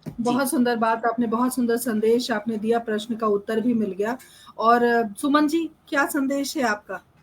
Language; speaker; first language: Hindi; native; Hindi